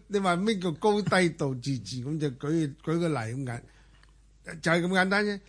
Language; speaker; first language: Cantonese; native; Cantonese